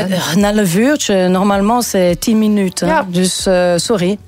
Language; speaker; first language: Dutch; non-native, local second language; French